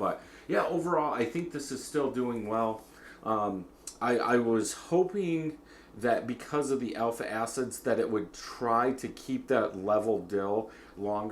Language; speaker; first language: English; native; English